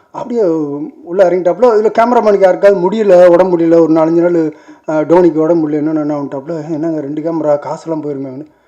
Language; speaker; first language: Tamil; native; Tamil